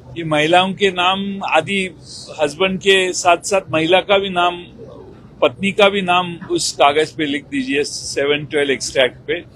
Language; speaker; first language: Hindi; non-native, local second language; Marathi